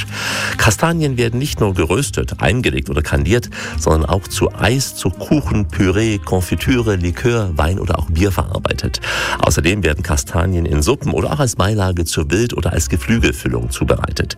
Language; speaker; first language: German; native; German